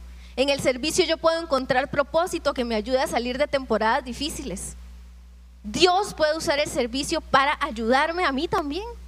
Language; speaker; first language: Spanish; native; Spanish